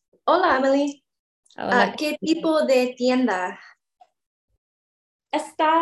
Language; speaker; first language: Spanish; non-native, learner; English